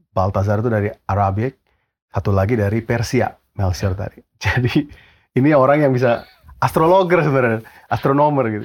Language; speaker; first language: Indonesian; native; Indonesian